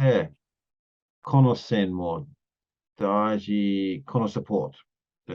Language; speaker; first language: Japanese; non-native, learner; English